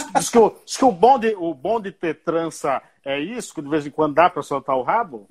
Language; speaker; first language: Portuguese; native; Portuguese